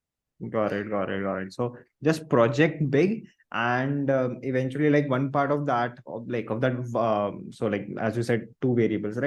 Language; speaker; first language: English; non-native, local second language; Hindi